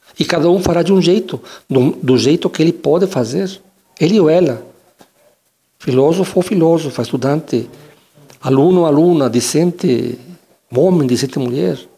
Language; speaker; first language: Portuguese; non-native, fluent; Spanish